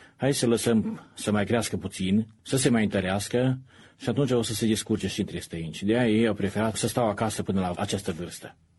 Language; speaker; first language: Romanian; native; Romanian